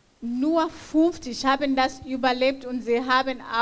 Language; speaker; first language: German; non-native, fluent; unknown